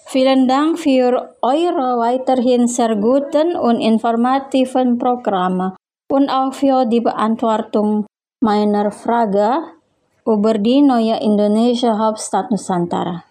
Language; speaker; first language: German; non-native, fluent; Indonesian